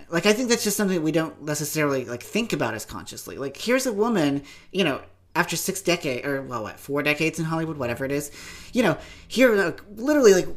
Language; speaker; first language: English; native; English